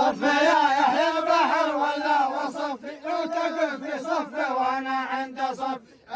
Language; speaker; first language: Arabic; native; Arabic